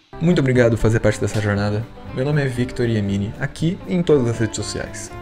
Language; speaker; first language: Portuguese; native; Portuguese